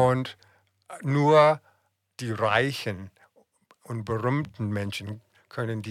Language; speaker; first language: German; non-native, fluent; English